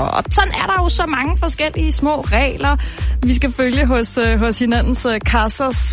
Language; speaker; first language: Danish; native; Danish